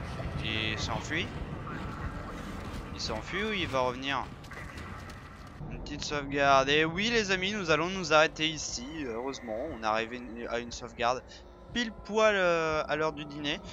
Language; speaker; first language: French; native; French